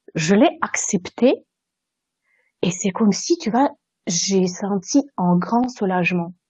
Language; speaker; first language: French; non-native, fluent; Russian